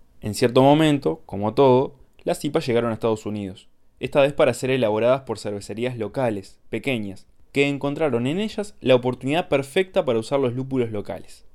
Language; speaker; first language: Spanish; native; Spanish